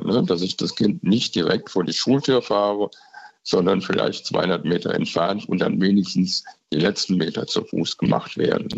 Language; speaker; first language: German; native; German